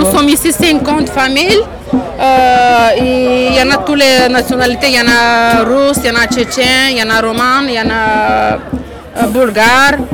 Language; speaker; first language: French; non-native, learner; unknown